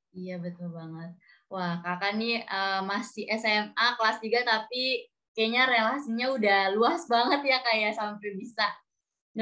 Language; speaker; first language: Indonesian; native; Indonesian